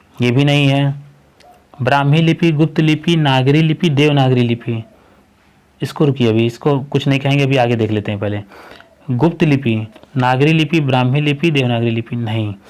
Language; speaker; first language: Hindi; native; Hindi